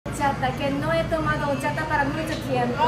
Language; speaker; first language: Spanish; non-native, learner; Japanese